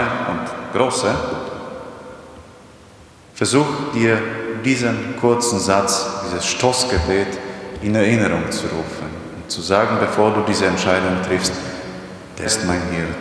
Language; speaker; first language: German; non-native, fluent; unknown